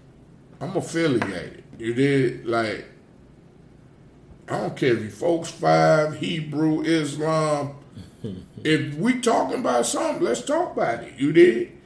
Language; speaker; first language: English; native; English